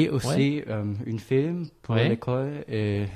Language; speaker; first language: French; non-native, learner; German